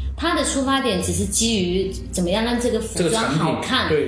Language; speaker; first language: Chinese; native; Chinese